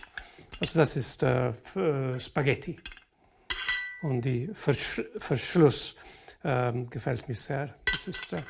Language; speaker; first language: German; non-native, fluent; English